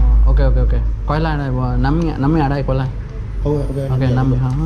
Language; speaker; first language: Vietnamese; non-native, learner; Kannada